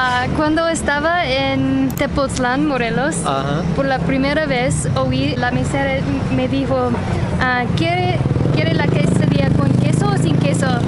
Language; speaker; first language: Spanish; non-native, learner; English